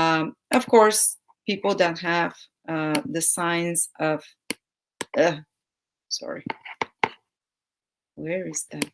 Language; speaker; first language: English; non-native, fluent; Bulgarian